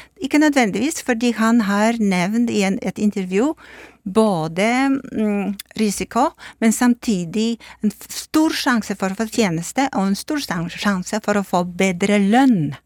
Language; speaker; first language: Norwegian; non-native, fluent; Polish